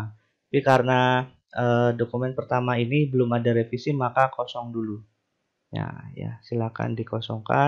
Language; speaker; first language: Indonesian; native; Indonesian